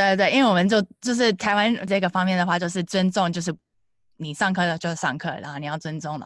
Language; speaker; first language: Chinese; early bilingual, heritage; Chinese